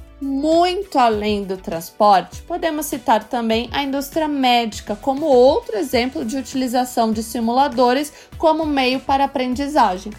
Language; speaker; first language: Portuguese; native; Portuguese